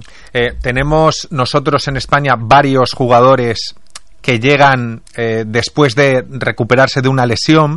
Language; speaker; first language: Spanish; native; Spanish